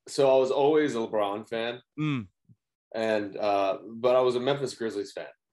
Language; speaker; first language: English; native; English